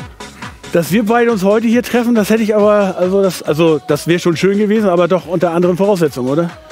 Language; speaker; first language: German; native; German